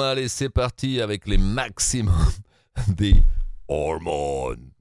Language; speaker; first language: French; native; French